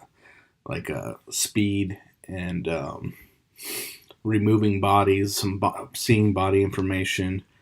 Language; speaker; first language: English; native; English